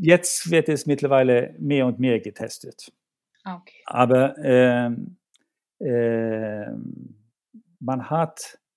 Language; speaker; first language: German; non-native, fluent; Swedish